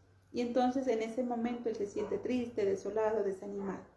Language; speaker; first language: Spanish; native; Spanish